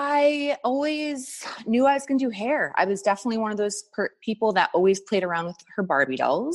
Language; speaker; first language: English; native; English